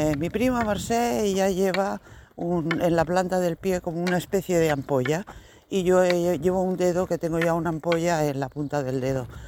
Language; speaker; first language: Spanish; native; Spanish